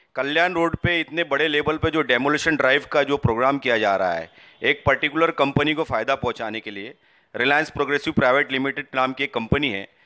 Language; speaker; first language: Hindi; non-native, local second language; Urdu